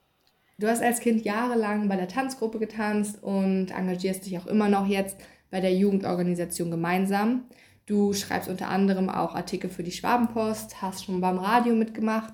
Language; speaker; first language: German; native; German